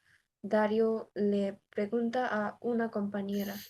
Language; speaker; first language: Spanish; non-native, learner; Bangla